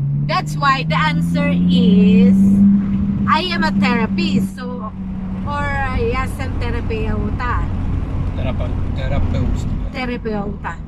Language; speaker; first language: English; non-native, local second language; Filipino